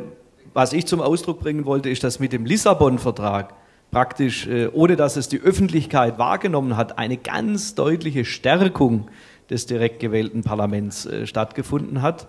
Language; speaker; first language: German; native; German